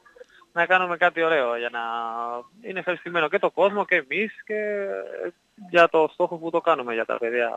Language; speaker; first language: Greek; non-native, learner; Spanish